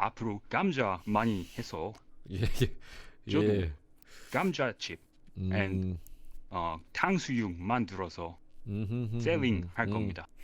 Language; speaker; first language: Korean; non-native, learner; English